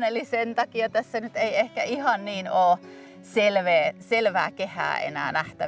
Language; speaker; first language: Finnish; native; Finnish